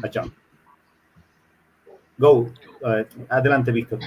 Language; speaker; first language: English; non-native, learner; Spanish